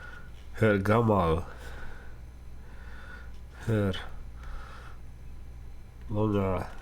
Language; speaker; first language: Swedish; non-native, learner; Dutch